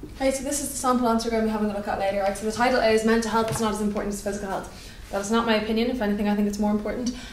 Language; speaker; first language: English; native; English